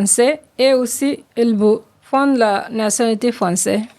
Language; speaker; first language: French; non-native, learner; Bangla